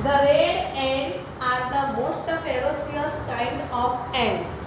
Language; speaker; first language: English; non-native, local second language; Gujarati